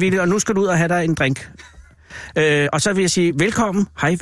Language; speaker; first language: Danish; native; Danish